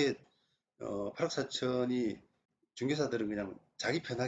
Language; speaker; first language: Korean; native; Korean